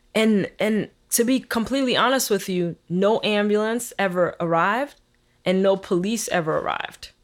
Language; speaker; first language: English; early bilingual, other home language; Haitian Creole